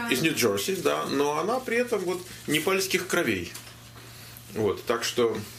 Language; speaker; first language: Russian; native; Russian